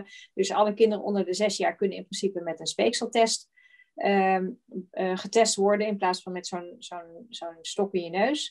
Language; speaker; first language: Dutch; native; Dutch